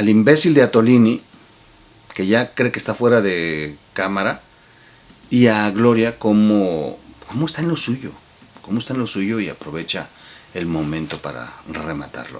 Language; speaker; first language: Spanish; native; Spanish